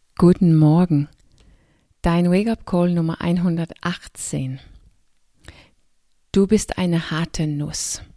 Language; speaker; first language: German; non-native, fluent; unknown